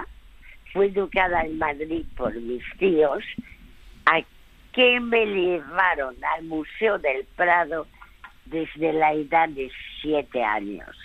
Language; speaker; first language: Spanish; early bilingual, other home language; French